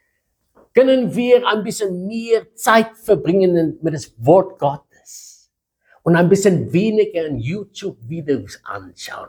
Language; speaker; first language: German; non-native, fluent; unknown